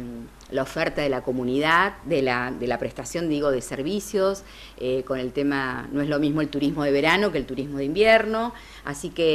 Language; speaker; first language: Spanish; native; Spanish